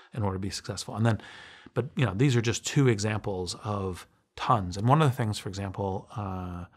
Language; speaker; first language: English; native; English